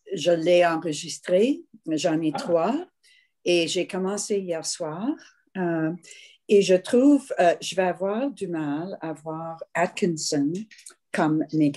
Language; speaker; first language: French; non-native, fluent; English